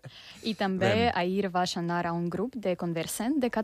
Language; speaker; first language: Catalan; non-native, learner; Russian